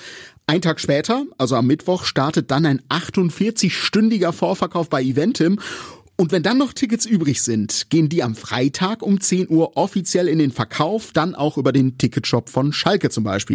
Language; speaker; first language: German; native; German